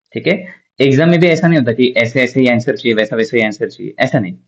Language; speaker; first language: Hindi; non-native, local second language; Marathi